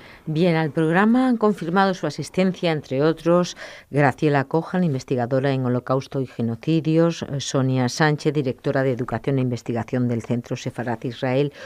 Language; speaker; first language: Spanish; native; Spanish